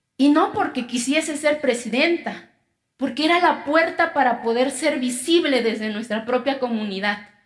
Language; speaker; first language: Spanish; non-native, local second language; Zapotec